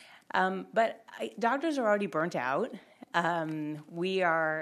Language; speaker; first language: English; native; English